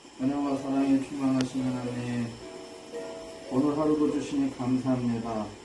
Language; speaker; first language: Korean; native; Korean